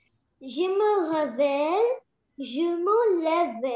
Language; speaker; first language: French; non-native, learner; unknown